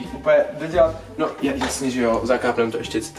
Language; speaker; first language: Czech; native; Czech